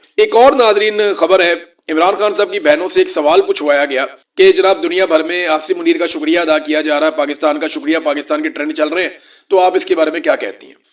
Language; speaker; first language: Urdu; native; Urdu